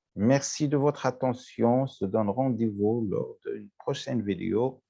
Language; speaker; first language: French; non-native, local second language; Arabic